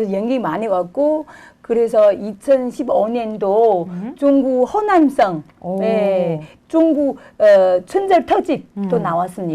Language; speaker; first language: Korean; non-native, fluent; Chinese